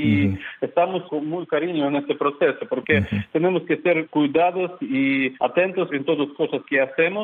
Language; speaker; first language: Spanish; non-native, fluent; Russian